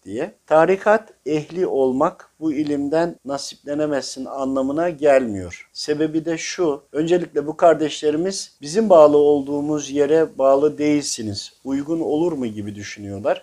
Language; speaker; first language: Turkish; native; Turkish